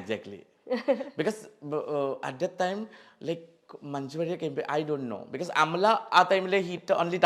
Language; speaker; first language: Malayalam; non-native, fluent; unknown